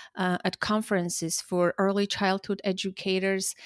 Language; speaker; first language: English; early bilingual, other home language; Armenian